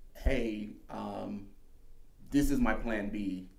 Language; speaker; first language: English; native; English